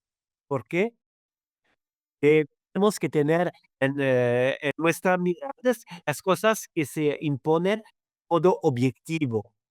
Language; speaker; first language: Spanish; non-native, fluent; Arabic